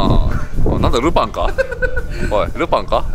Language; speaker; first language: Japanese; native; Japanese